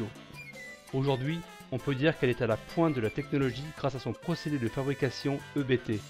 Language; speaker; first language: French; native; French